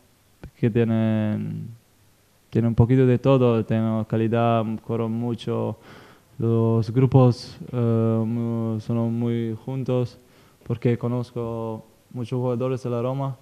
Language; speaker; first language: Spanish; non-native, fluent; Italian